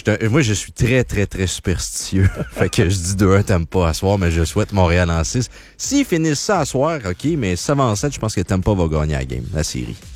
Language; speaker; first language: French; native; French